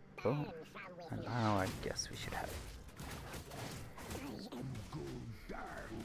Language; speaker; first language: English; non-native, fluent; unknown